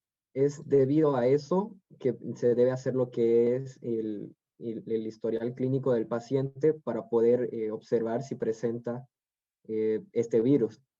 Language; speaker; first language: Spanish; native; Spanish